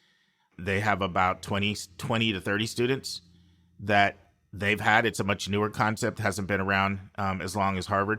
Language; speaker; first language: English; native; English